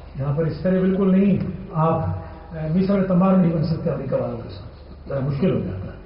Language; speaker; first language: Urdu; non-native, local second language; Punjabi